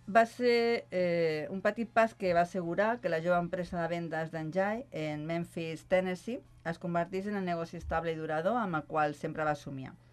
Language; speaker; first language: Catalan; non-native, local second language; Spanish